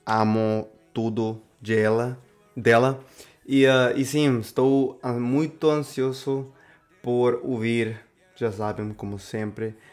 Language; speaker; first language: Portuguese; non-native, learner; Spanish